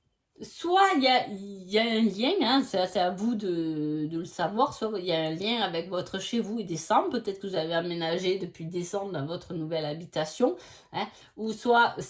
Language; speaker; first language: French; native; French